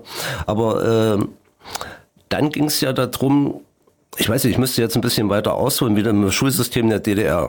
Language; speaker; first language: German; native; German